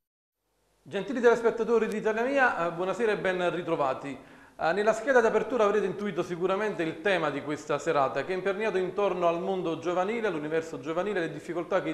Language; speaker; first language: Italian; native; Italian